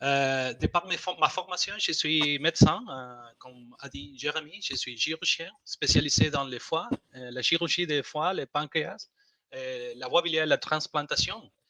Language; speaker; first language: French; non-native, learner; Spanish